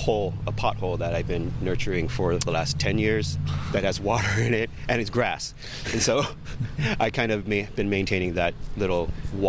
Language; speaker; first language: English; native; English